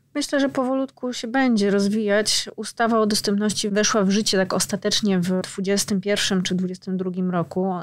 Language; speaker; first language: Polish; native; Polish